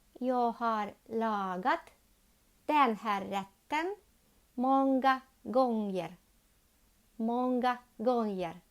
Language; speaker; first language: Swedish; non-native, learner; Ukrainian